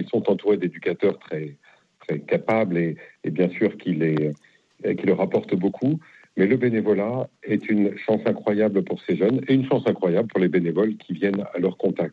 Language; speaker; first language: French; native; French